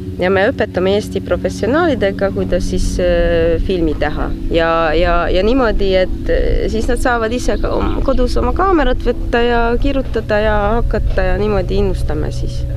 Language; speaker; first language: Estonian; non-native, fluent; Hungarian